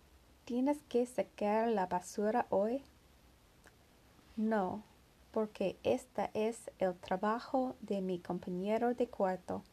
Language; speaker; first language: Spanish; non-native, learner; English